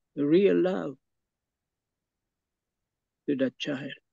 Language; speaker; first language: English; non-native, local second language; Filipino